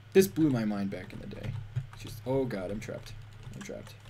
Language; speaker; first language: English; native; English